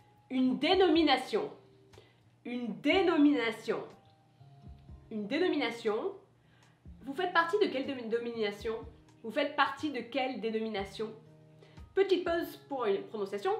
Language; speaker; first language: French; native; French